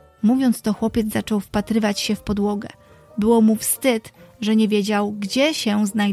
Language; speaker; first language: Polish; native; Polish